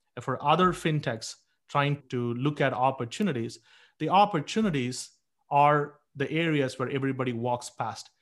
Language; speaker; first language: English; non-native, local second language; Tamil